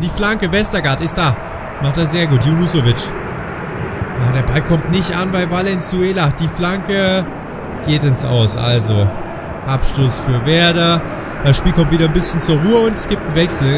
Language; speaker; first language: German; native; German